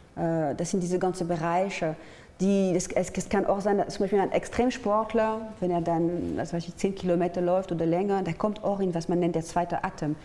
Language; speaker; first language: German; non-native, fluent; French